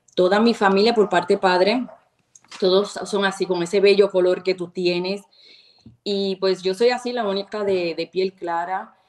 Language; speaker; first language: Spanish; native; Spanish